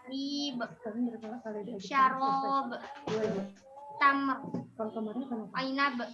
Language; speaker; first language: Arabic; non-native, learner; Indonesian